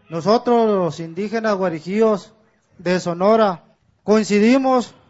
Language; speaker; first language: Spanish; native; Spanish